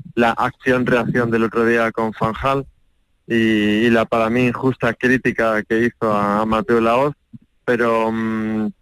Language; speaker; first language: Spanish; non-native, fluent; French